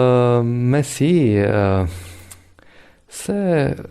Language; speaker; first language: French; non-native, fluent; Czech